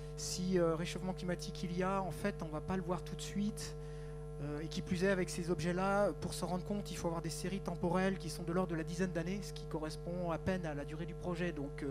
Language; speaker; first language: French; native; French